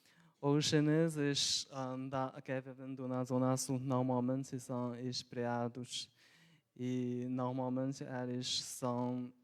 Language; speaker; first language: Portuguese; non-native, local second language; Chinese